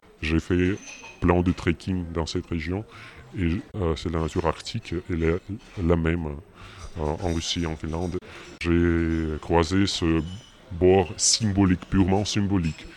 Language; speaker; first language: French; non-native, fluent; Russian